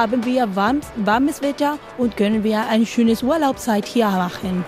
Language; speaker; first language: German; non-native, learner; Spanish